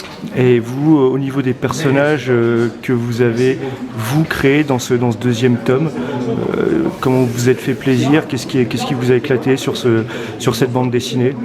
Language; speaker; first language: French; native; French